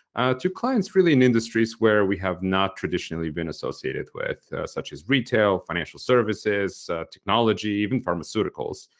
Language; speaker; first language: English; non-native, fluent; Bulgarian